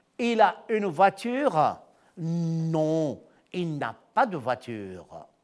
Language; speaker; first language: French; non-native, fluent; Arabic